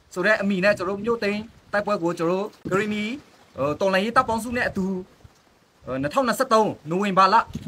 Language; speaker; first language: Burmese; non-native, local second language; Western Kayah